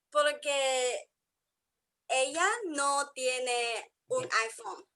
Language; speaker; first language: Spanish; non-native, learner; English